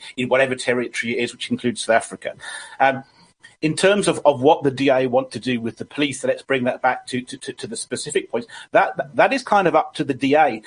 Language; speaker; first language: English; native; English